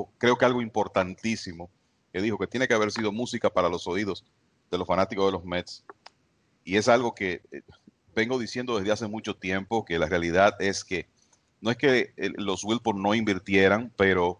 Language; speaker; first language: Spanish; native; Spanish